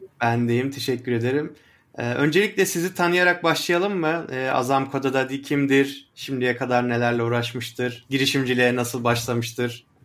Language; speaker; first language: Turkish; native; Turkish